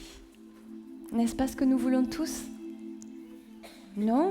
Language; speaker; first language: French; native; French